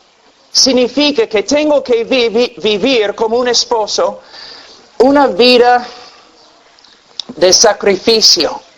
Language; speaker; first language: Spanish; non-native, fluent; English